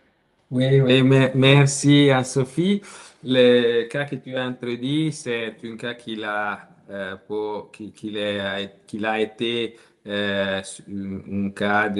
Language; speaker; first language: French; non-native, learner; Italian